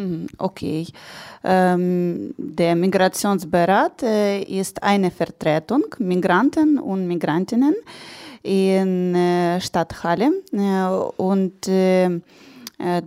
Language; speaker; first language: German; non-native, learner; Ukrainian